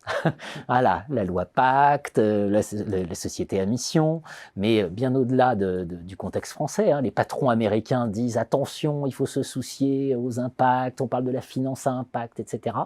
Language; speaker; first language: French; native; French